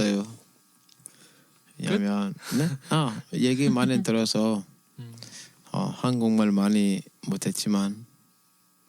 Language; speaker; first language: Korean; non-native, learner; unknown